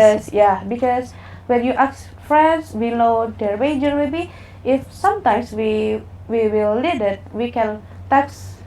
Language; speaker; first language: English; non-native, learner; Indonesian